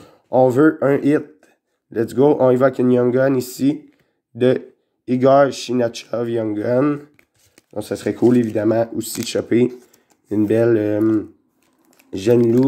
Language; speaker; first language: French; native; French